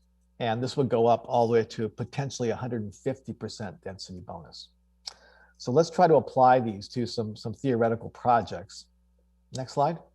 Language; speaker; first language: English; native; English